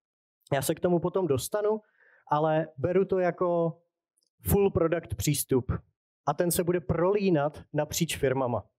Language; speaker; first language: Czech; native; Czech